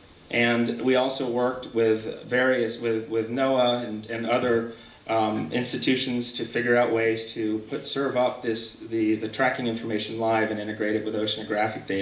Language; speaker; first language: English; native; English